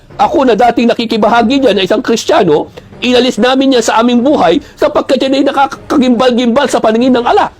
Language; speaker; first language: Filipino; native; Filipino